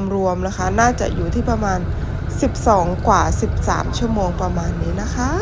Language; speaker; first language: Thai; non-native, local second language; Northern Khmer